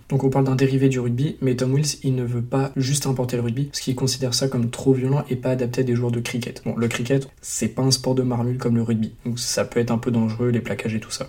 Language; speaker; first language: French; native; French